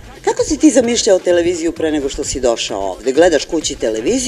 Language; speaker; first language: Serbian; native; Serbian